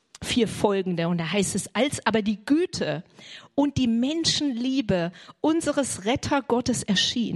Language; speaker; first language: German; native; German